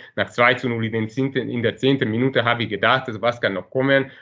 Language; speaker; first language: German; non-native, fluent; Hungarian